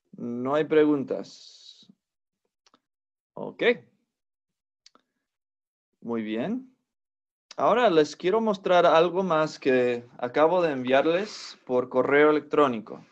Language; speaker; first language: Spanish; non-native, fluent; English